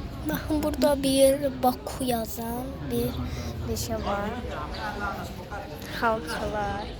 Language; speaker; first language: Turkish; non-native, learner; Azerbaijani